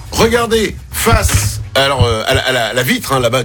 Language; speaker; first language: French; native; French